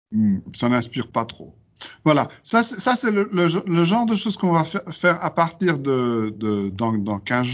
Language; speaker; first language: French; non-native, fluent; Dutch